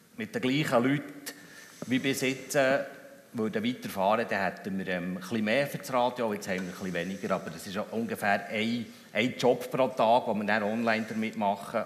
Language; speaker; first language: German; native; German